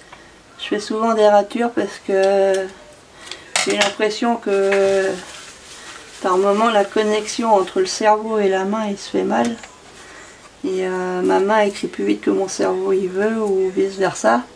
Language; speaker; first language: French; native; French